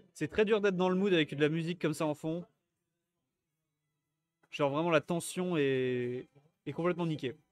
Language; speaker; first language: French; native; French